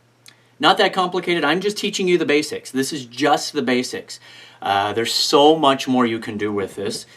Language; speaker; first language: English; native; English